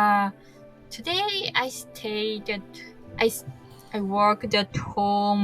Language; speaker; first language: English; non-native, learner; Japanese